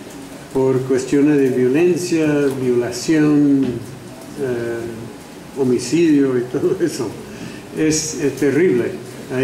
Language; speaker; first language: Spanish; non-native, fluent; English